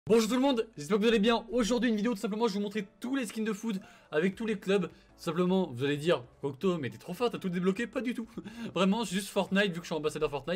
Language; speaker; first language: French; native; French